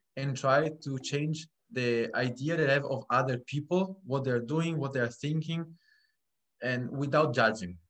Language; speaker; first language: English; non-native, fluent; Italian